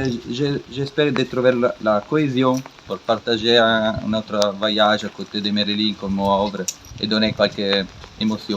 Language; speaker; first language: French; non-native, learner; Italian